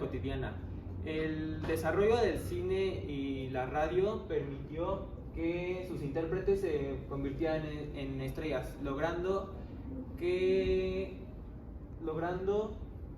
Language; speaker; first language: Spanish; native; Spanish